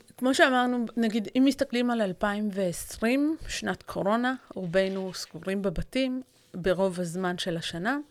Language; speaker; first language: Hebrew; non-native, local second language; Arabic